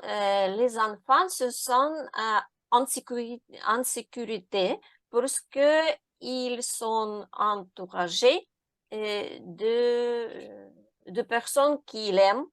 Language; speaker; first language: French; non-native, learner; Ukrainian